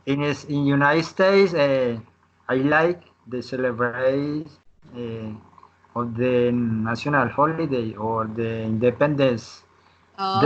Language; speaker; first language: English; non-native, learner; Spanish